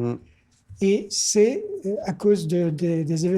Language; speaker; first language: French; non-native, fluent; Persian